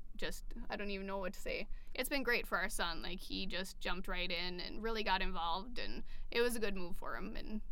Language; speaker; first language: English; native; English